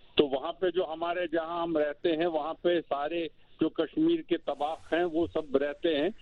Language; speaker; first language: Urdu; non-native, local second language; Kashmiri